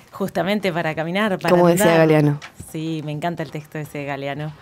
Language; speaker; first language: Spanish; native; Spanish